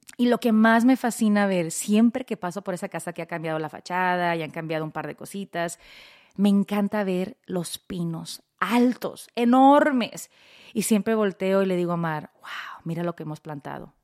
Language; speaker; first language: Spanish; early bilingual, heritage; Spanish